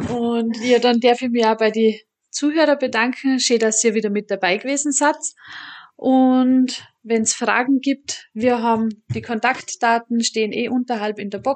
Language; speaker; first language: German; native; German